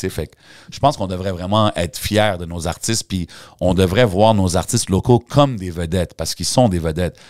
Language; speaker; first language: French; early bilingual, heritage; French